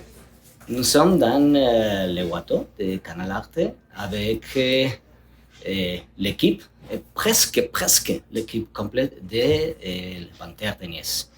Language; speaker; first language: French; non-native, learner; Spanish